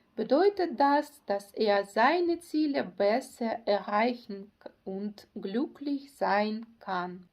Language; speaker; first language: German; non-native, fluent; Ukrainian